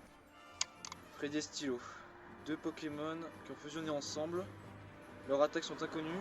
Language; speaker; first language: French; native; French